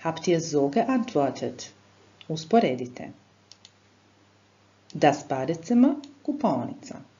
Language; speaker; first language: German; non-native, fluent; Croatian